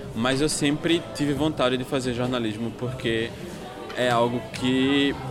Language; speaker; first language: Portuguese; native; Portuguese